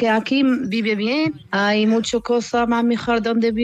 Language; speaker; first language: Spanish; non-native, learner; Arabic